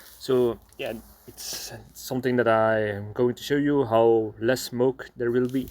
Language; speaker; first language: English; non-native, fluent; Dutch